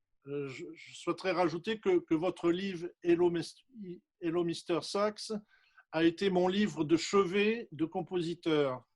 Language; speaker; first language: French; native; French